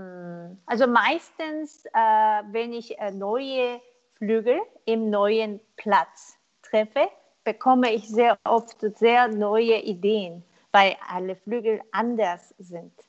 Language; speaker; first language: German; non-native, learner; Korean